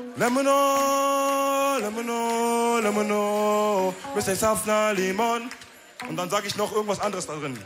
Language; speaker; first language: German; early bilingual, other home language; Wolof